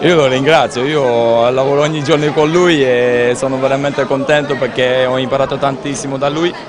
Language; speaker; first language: Italian; non-native, fluent; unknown